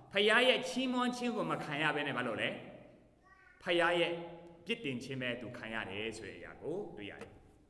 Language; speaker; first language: Burmese; non-native, local second language; Kachin